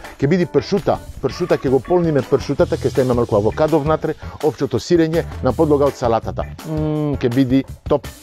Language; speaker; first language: Macedonian; non-native, fluent; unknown